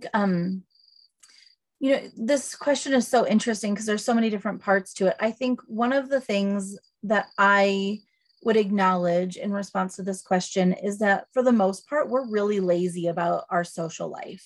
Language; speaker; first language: English; native; English